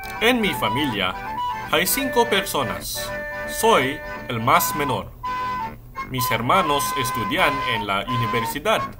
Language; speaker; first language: Spanish; non-native, learner; English